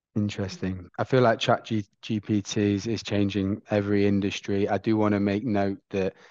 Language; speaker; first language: English; native; English